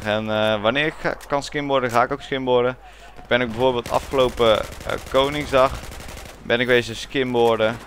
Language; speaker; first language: Dutch; native; Dutch